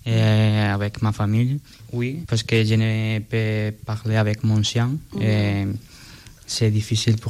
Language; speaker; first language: French; non-native, learner; Spanish